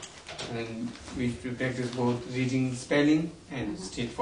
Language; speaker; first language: English; non-native, learner; Tibetan